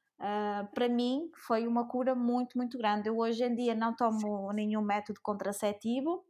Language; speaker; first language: Portuguese; early bilingual, other home language; Spanish